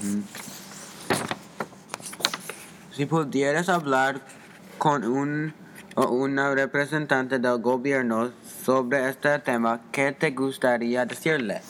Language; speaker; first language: Spanish; non-native, learner; English